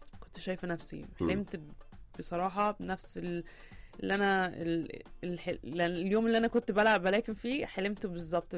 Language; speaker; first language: Arabic; early bilingual, heritage; Arabic